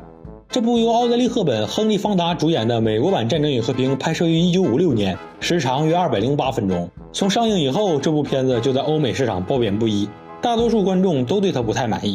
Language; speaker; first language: Chinese; native; Chinese